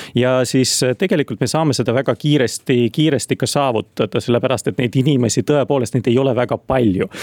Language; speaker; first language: Estonian; non-native, local second language; Russian